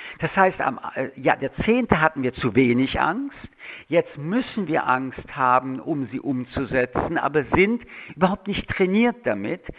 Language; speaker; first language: German; early bilingual, other home language; French